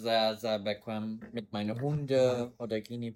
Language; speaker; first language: German; non-native, learner; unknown